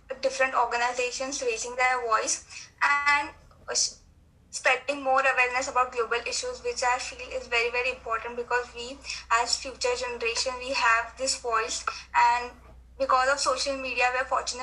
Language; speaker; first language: English; non-native, local second language; Hindi